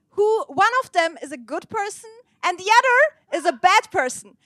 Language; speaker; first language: English; non-native, fluent; Turkish